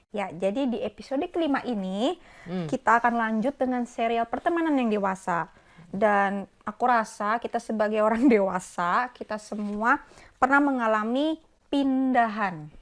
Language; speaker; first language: Indonesian; native; Indonesian